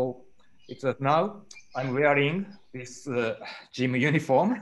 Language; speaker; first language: English; non-native, learner; Japanese